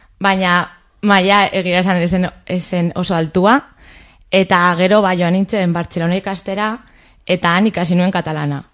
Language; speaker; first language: Basque; non-native, local second language; Spanish